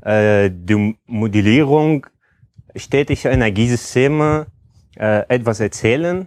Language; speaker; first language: German; non-native, fluent; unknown